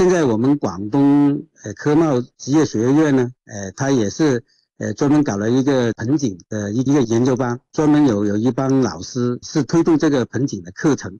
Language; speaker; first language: Chinese; non-native, local second language; Cantonese